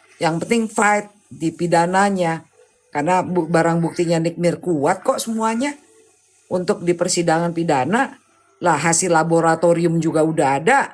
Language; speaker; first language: Indonesian; native; Indonesian